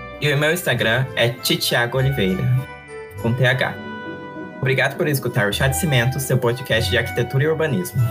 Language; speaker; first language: Portuguese; native; Portuguese